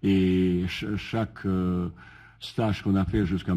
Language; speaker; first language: French; non-native, fluent; Bosnian